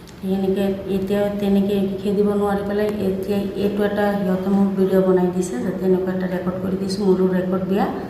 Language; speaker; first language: Assamese; non-native, local second language; Bangla